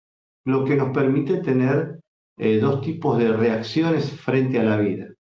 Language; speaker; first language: Spanish; native; Spanish